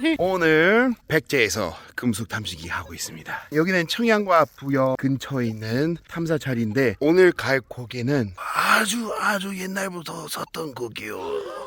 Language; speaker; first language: Korean; non-native, fluent; English